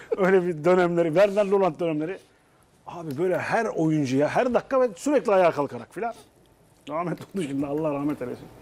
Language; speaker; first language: Turkish; native; Turkish